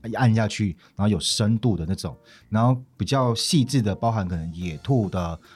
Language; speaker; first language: Chinese; native; Chinese